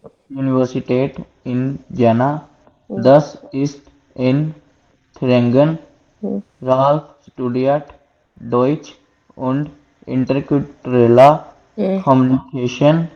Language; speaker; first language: German; non-native, learner; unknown